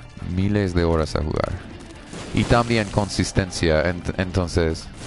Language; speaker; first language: Spanish; non-native, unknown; English